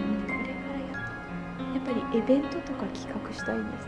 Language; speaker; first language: Japanese; non-native, fluent; English